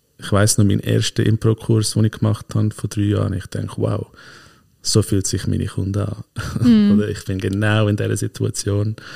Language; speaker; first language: German; early bilingual, heritage; German